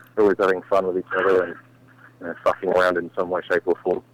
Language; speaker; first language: English; native; English